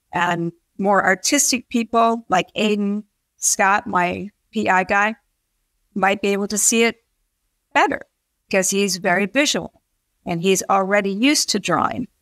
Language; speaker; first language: English; native; English